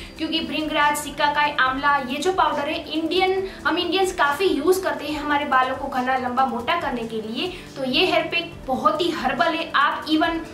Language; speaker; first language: Hindi; native; Hindi